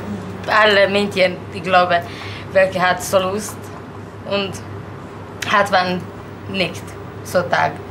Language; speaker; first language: German; non-native, learner; Romanian